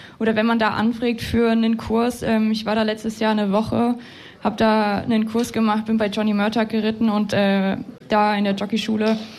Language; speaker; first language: German; native; German